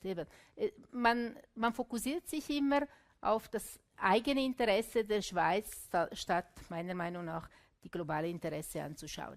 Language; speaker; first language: German; non-native, local second language; Italian